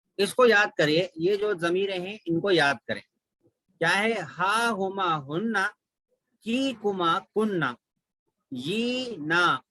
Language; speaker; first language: Urdu; native; Urdu